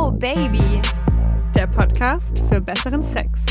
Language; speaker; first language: German; native; German